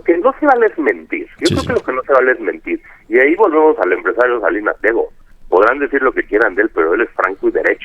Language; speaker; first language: Spanish; native; Spanish